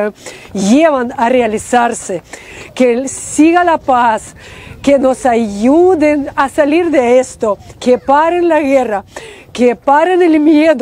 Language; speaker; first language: Spanish; non-native, fluent; Ukrainian